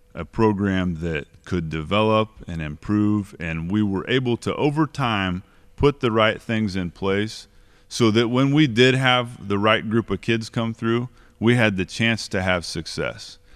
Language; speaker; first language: English; native; English